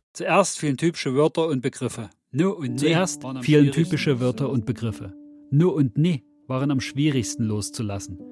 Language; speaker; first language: German; native; German